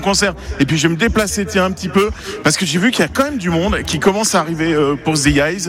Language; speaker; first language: French; native; French